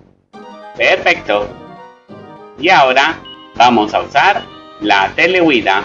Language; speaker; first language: Spanish; native; Spanish